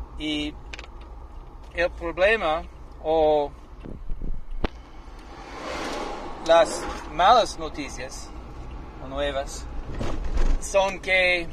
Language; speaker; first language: Spanish; non-native, learner; English